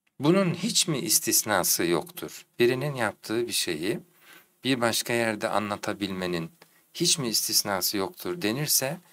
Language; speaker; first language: Turkish; native; Turkish